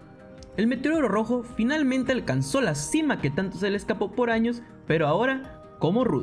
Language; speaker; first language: Spanish; native; Spanish